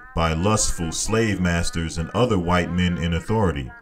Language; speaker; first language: English; native; English